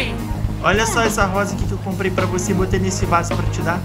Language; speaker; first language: Portuguese; native; Portuguese